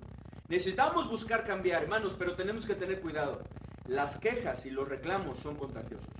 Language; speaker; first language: Spanish; native; Spanish